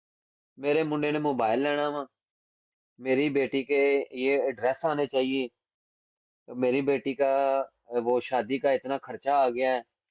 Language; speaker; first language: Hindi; non-native, local second language; Punjabi